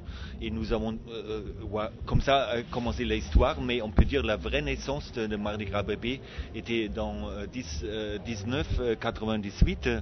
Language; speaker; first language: French; non-native, fluent; German